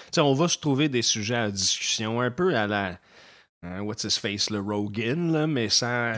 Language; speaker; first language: French; native; French